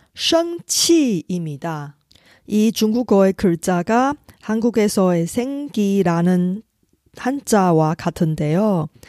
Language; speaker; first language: Korean; non-native, fluent; Chinese